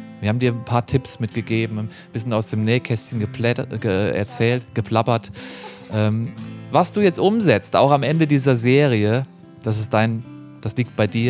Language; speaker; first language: German; native; German